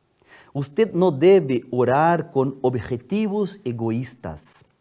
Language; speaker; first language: Spanish; non-native, fluent; Portuguese